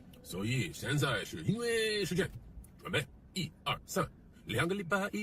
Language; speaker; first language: Chinese; non-native, learner; English